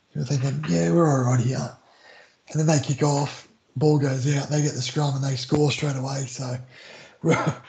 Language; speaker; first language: English; native; English